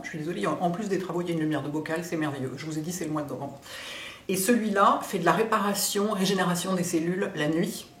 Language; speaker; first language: French; native; French